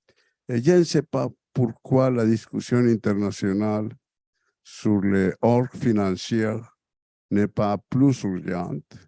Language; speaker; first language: French; non-native, fluent; Spanish